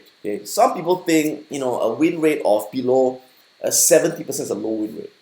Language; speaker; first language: English; native; English